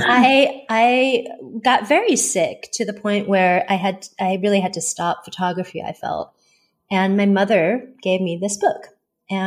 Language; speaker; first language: English; early bilingual, other home language; Chinese